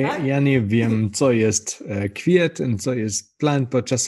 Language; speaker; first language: Polish; non-native, learner; English